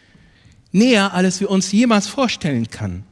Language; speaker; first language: German; non-native, fluent; Arabic